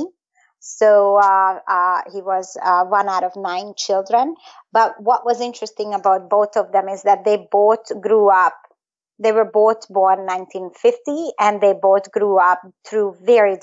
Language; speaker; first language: English; non-native, fluent; Hungarian